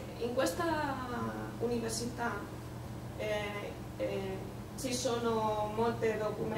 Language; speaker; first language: Italian; non-native, learner; Spanish